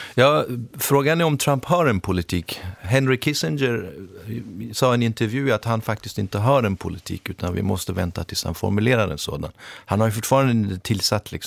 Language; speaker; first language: Swedish; native; Swedish